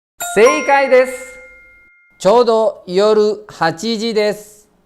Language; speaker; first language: Japanese; non-native, fluent; Indonesian